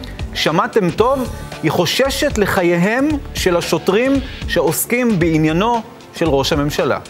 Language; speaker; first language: Hebrew; native; Hebrew